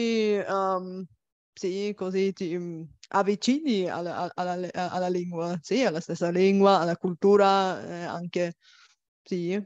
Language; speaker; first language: Italian; non-native, fluent; Bulgarian